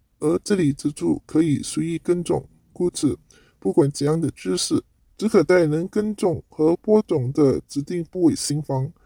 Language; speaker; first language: Chinese; non-native, local second language; Cantonese